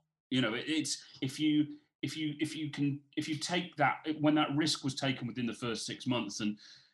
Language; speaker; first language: English; native; English